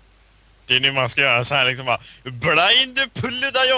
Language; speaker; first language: Swedish; native; Swedish